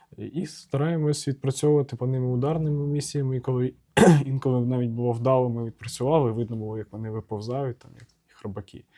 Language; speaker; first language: Ukrainian; native; Ukrainian